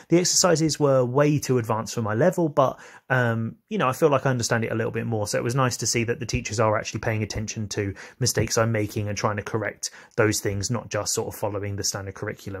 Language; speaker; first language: English; native; English